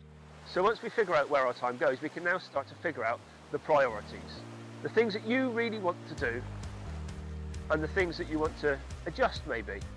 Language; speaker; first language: English; native; English